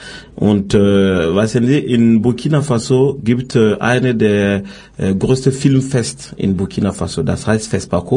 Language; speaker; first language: German; non-native, learner; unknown